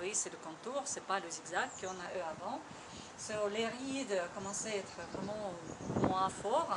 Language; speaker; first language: French; non-native, learner; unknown